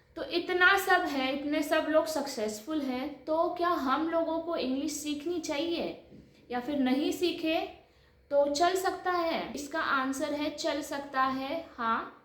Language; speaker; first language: Hindi; non-native, local second language; Marathi